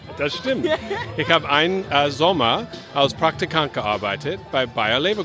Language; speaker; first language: German; non-native, fluent; English